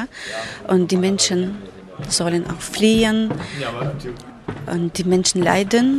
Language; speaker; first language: German; non-native, fluent; Ukrainian